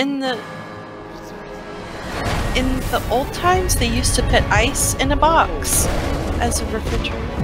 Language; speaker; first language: English; native; English